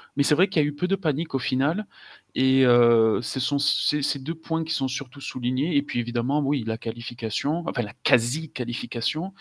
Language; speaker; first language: French; native; French